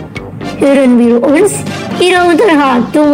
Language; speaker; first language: German; non-native, learner; Indonesian